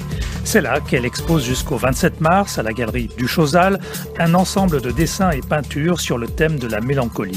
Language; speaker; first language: French; native; French